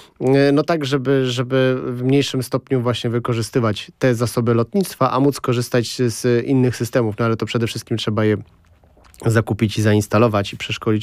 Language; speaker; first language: Polish; native; Polish